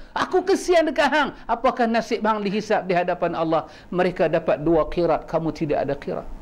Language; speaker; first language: Malay; native; Malay